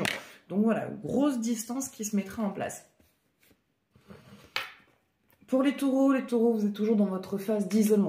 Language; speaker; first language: French; native; French